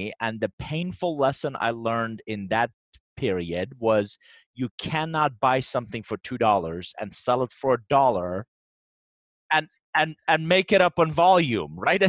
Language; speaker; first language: English; non-native, fluent; Persian